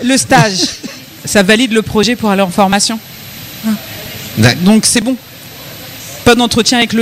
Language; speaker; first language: French; native; French